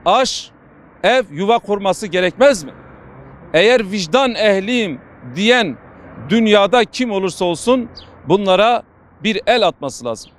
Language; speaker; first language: Turkish; non-native, local second language; Kurdish